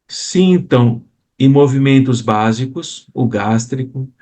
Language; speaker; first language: Portuguese; native; Portuguese